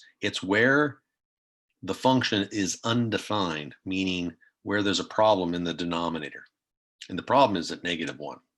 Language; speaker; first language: English; native; English